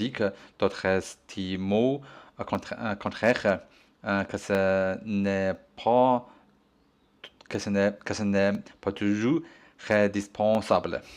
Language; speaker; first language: French; non-native, learner; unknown